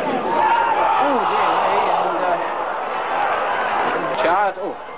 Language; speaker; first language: English; native; English